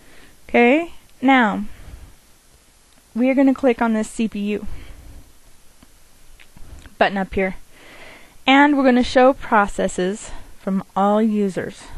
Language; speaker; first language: English; native; English